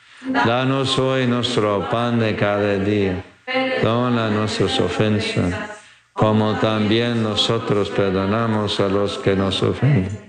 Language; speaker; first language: Spanish; non-native, fluent; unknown